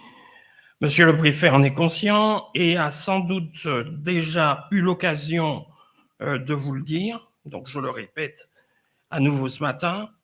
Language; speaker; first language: French; native; French